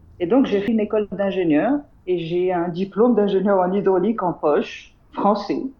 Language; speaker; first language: French; non-native, local second language; Arabic